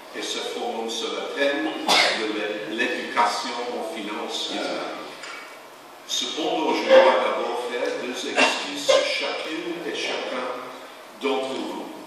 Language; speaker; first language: French; non-native, learner; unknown